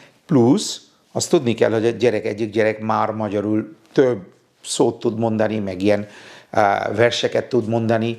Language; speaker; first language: Hungarian; non-native, fluent; Bangla